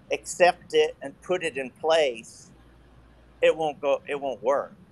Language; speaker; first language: English; native; English